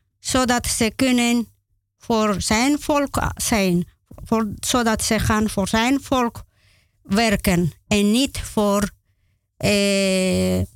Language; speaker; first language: Dutch; non-native, learner; Spanish